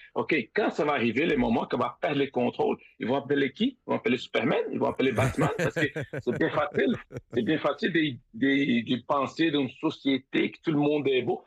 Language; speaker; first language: French; non-native, fluent; Portuguese